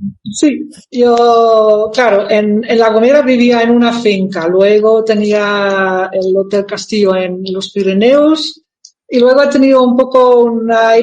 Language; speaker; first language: Spanish; non-native, fluent; Dutch